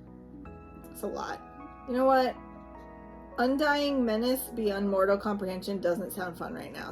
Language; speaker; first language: English; native; English